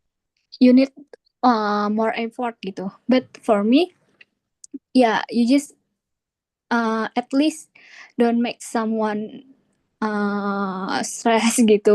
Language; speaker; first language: English; non-native, learner; Indonesian